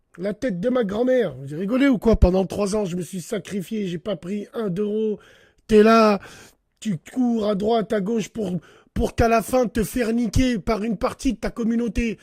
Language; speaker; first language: French; early bilingual, other home language; Arabic